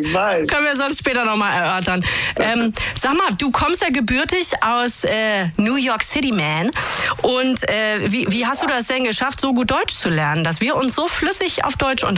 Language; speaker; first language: German; native; German